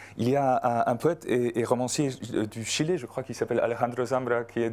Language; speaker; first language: French; non-native, fluent; Polish